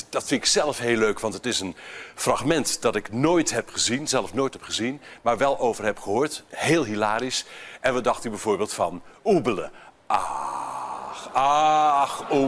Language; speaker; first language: Dutch; native; Dutch